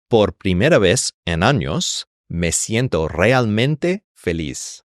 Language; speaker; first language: Spanish; non-native, fluent; English